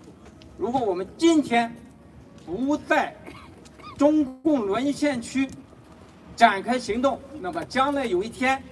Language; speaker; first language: Chinese; native; Chinese